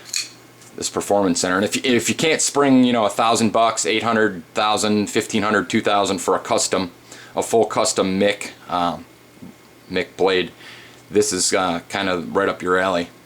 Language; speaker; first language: English; native; English